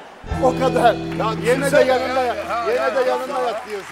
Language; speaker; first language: Turkish; native; Turkish